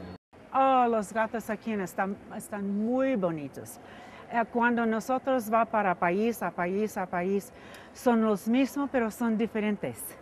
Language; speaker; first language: Spanish; non-native, learner; English